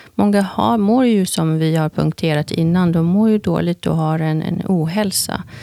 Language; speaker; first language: Swedish; early bilingual, other home language; Turkish